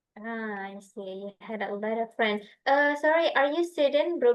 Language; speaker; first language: English; non-native, fluent; Indonesian